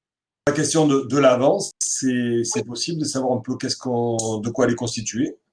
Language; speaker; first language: French; native; French